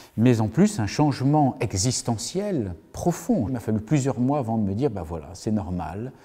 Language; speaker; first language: French; native; French